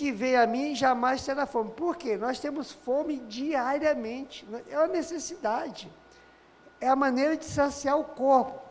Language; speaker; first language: Portuguese; native; Portuguese